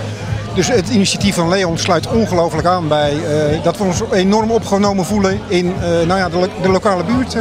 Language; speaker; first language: Dutch; native; Dutch